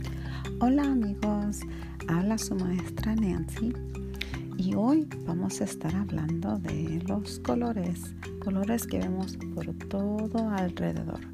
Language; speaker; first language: Spanish; early bilingual, heritage; Spanish